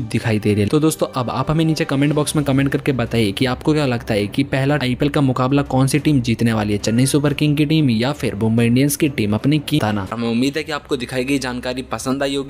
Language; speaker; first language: Hindi; native; Hindi